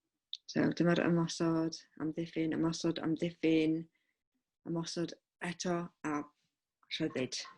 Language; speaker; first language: Welsh; non-native, local second language; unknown